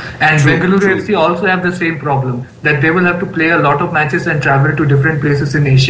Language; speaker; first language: English; non-native, local second language; Bangla